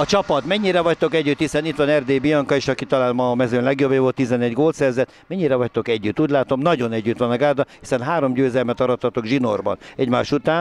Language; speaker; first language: Hungarian; native; Hungarian